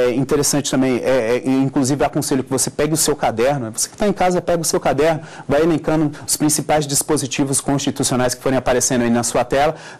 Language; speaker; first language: Portuguese; native; Portuguese